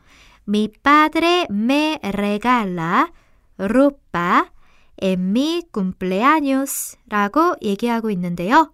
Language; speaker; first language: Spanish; non-native, fluent; Korean